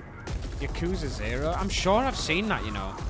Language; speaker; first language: English; native; English